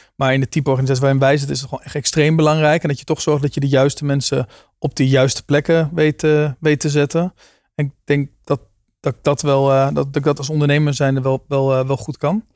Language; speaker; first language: Dutch; native; Dutch